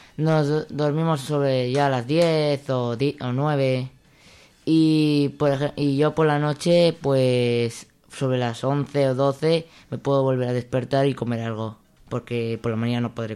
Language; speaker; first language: Spanish; early bilingual, other home language; Arabic